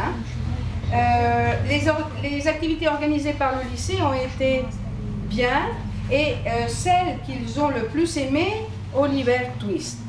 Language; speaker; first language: French; non-native, fluent; Spanish